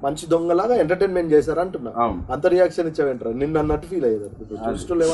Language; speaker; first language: Telugu; native; Telugu